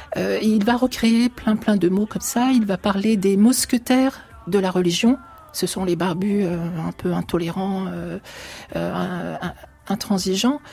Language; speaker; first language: French; early bilingual, other home language; Arabic